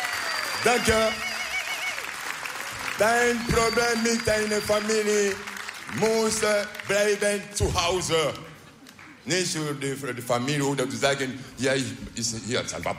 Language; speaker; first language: Dutch; non-native, learner; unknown